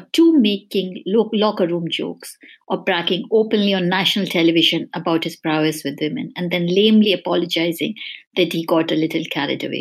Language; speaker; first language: English; non-native, local second language; Hindi